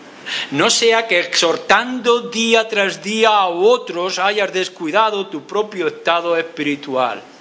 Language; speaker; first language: Spanish; native; Spanish